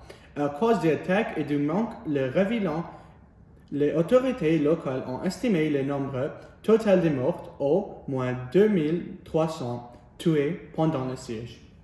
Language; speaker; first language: French; non-native, learner; English